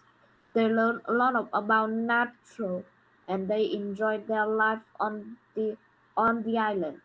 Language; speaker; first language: English; non-native, learner; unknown